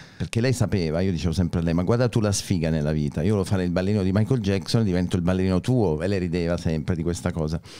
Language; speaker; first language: Italian; native; Italian